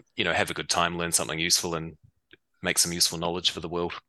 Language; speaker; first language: English; native; English